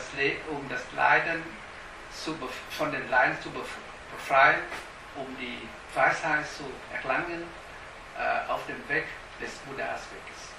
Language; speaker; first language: German; non-native, fluent; Vietnamese